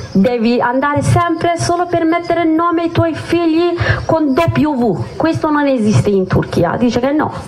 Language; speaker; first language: Italian; non-native, learner; Kurdish